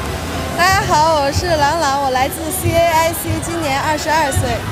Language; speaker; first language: Chinese; non-native, learner; Thai